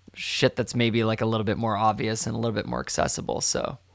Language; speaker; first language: English; native; English